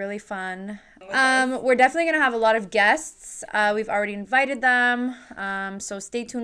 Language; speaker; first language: English; native; English